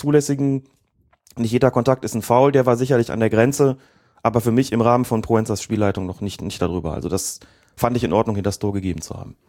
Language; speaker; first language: German; native; German